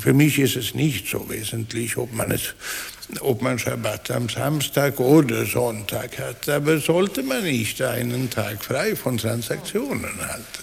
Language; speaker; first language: German; non-native, fluent; Swedish